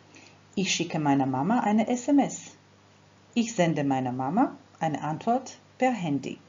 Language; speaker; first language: German; non-native, fluent; Croatian